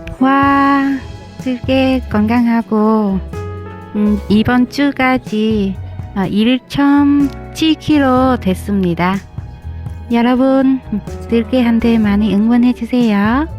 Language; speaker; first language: Korean; non-native, learner; Vietnamese